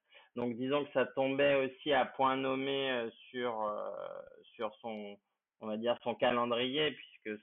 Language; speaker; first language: French; native; French